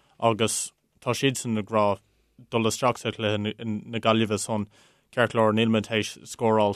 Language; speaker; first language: Irish; native; Irish